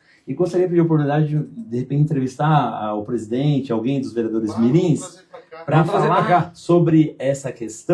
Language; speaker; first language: Portuguese; native; Portuguese